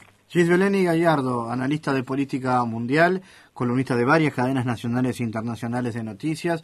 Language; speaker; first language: Spanish; native; Spanish